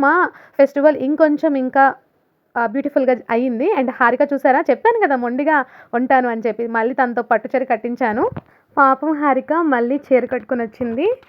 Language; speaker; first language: Telugu; non-native, local second language; Urdu